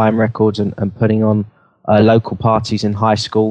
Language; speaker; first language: English; native; English